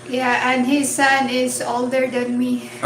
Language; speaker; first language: English; non-native, local second language; Filipino